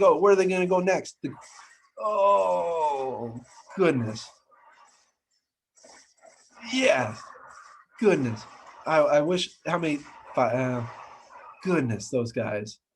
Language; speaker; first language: English; native; English